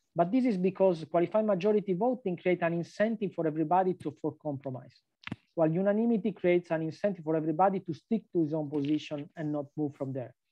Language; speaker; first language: English; non-native, fluent; Italian